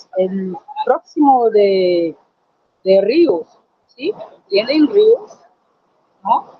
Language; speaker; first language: Spanish; non-native, learner; Portuguese